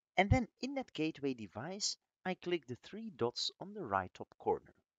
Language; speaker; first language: English; non-native, fluent; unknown